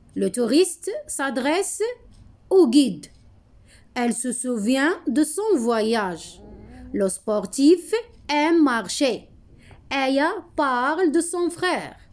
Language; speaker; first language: French; non-native, local second language; Arabic